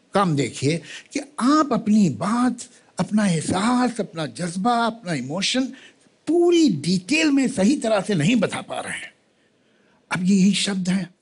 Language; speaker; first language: Hindi; native; Hindi